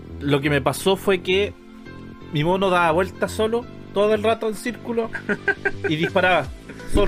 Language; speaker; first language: Spanish; native; Spanish